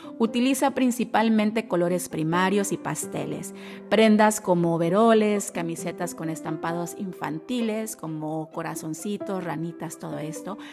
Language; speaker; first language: Spanish; native; Spanish